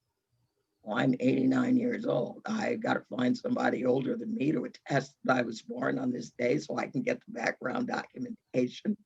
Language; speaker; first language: English; native; English